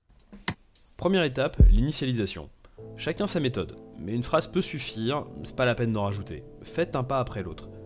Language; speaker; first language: French; native; French